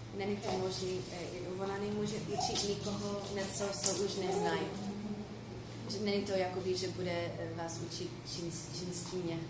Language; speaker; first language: Czech; non-native, fluent; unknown